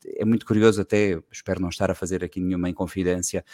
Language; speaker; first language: Portuguese; native; Portuguese